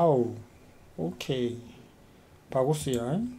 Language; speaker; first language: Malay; non-native, fluent; Korean